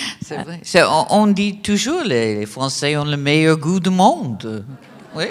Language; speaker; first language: French; non-native, fluent; English